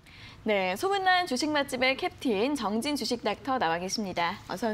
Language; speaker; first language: Korean; native; Korean